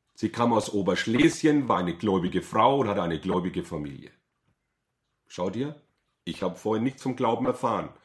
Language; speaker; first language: German; native; German